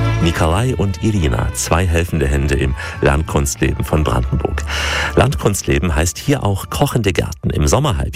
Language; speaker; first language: German; native; German